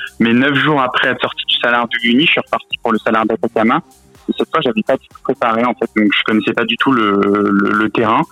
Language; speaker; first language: French; native; French